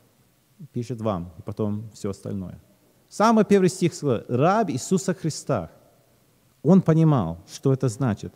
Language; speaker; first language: Russian; early bilingual, heritage; Russian